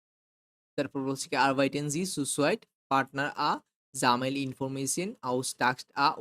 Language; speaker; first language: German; non-native, fluent; Bangla